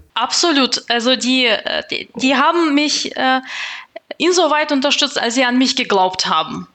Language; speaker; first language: German; non-native, fluent; Russian